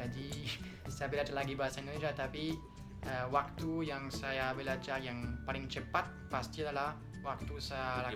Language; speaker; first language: Indonesian; non-native, fluent; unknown